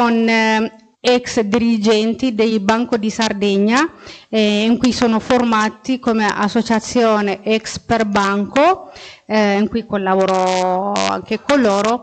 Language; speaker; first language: Italian; non-native, fluent; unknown